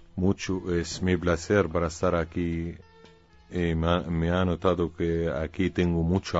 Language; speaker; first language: Spanish; non-native, learner; Arabic